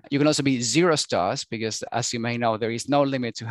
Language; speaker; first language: English; non-native, fluent; Spanish